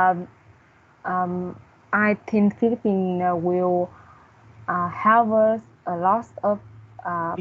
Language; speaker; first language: English; non-native, learner; Vietnamese